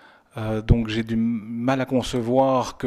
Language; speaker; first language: French; native; French